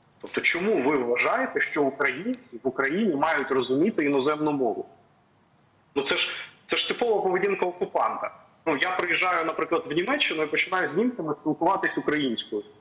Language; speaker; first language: Ukrainian; non-native, local second language; Russian